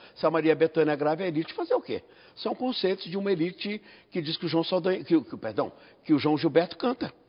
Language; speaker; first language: Portuguese; native; Portuguese